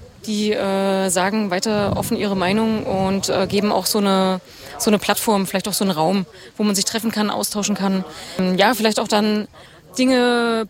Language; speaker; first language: German; native; German